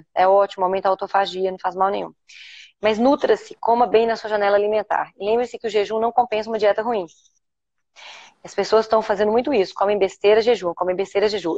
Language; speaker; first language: Portuguese; native; Portuguese